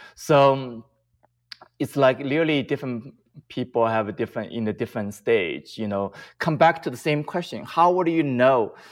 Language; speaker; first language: English; non-native, fluent; Chinese